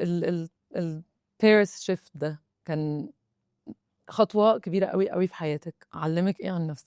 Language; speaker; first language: Arabic; native; Arabic